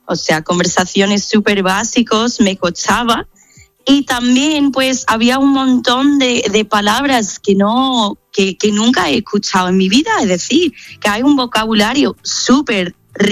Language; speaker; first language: Spanish; non-native, fluent; English